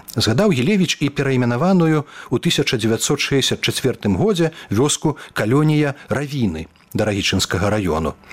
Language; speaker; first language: Belarusian; native; Belarusian